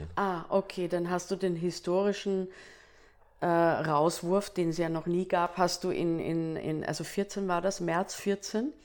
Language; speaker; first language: German; native; German